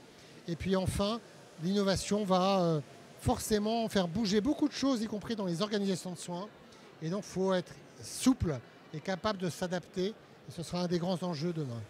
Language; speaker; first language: French; native; French